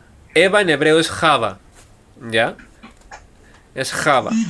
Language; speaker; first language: Spanish; native; Spanish